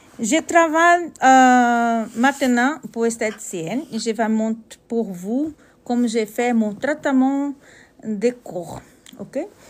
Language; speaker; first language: French; non-native, learner; Portuguese